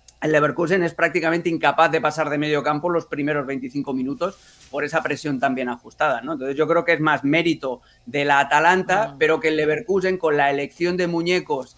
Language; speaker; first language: Spanish; native; Spanish